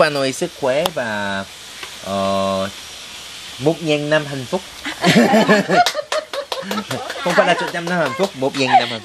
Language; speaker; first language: Vietnamese; non-native, learner; Korean